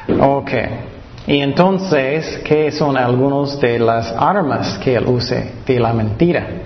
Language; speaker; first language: Spanish; non-native, fluent; English